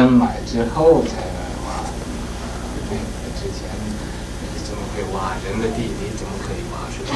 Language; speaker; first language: Chinese; native; Chinese